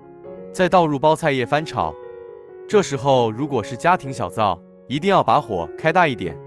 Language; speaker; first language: Chinese; native; Chinese